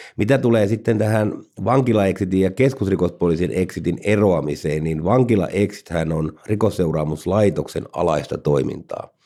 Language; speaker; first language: Finnish; native; Finnish